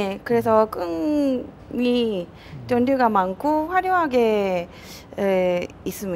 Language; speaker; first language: Korean; non-native, fluent; Japanese